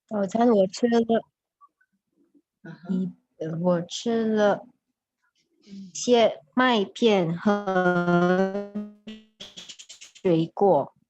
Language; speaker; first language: Chinese; non-native, learner; Indonesian